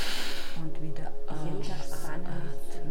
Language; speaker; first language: German; native; German